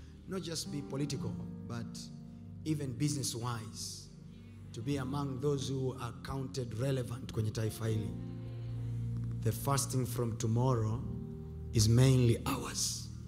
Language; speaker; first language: English; non-native, local second language; Swahili